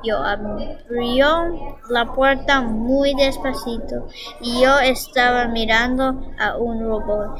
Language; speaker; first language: Spanish; non-native, learner; English